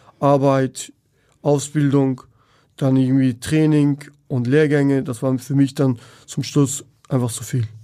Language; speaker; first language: German; non-native, fluent; Turkish